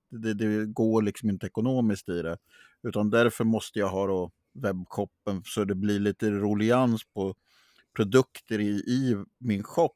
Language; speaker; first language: Swedish; native; Swedish